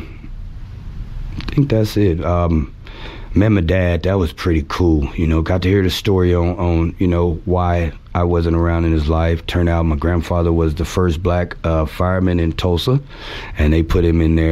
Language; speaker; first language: English; native; English